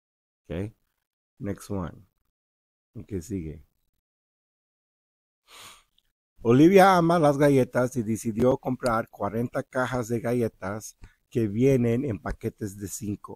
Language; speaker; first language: Spanish; early bilingual, heritage; Spanish